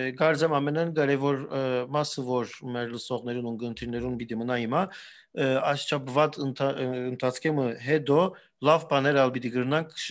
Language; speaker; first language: Armenian; early bilingual, heritage; Armenian